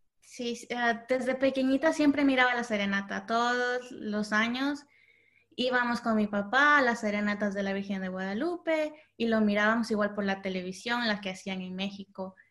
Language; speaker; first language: Spanish; early bilingual, heritage; Spanish